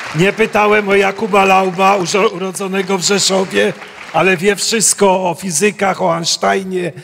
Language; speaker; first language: Polish; native; Polish